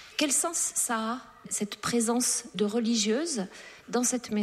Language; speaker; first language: French; native; French